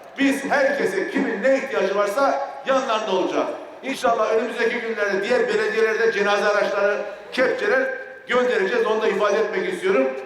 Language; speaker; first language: Turkish; native; Turkish